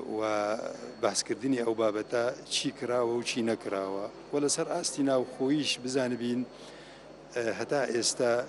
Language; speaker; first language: Central Kurdish; non-native, local second language; Kurdish